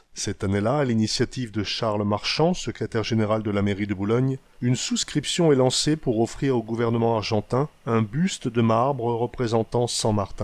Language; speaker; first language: French; native; French